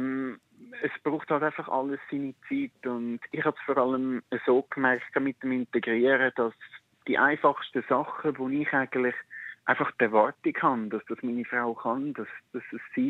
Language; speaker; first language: German; native; German